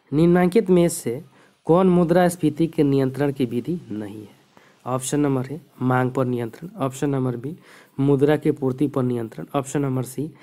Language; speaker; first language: Hindi; native; Hindi